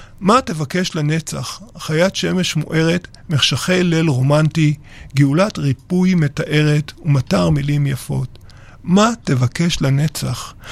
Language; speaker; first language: Hebrew; early bilingual, other home language; Spanish